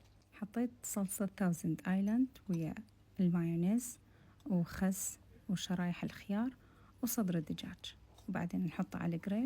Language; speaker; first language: Arabic; native; Arabic